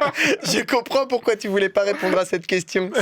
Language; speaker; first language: French; native; French